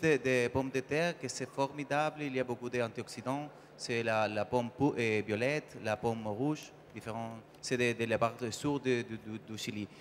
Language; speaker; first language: French; non-native, learner; Spanish